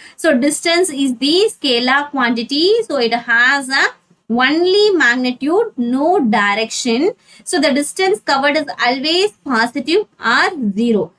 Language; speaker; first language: English; non-native, local second language; Tamil